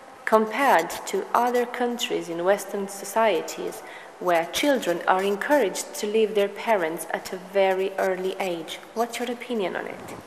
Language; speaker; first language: English; non-native, fluent; Romanian